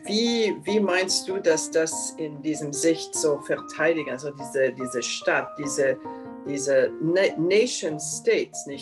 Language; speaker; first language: German; non-native, fluent; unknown